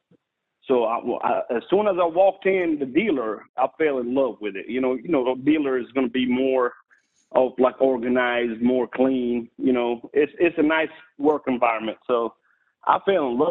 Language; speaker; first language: English; non-native, fluent; Arabic